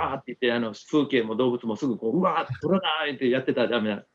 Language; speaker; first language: Japanese; native; Japanese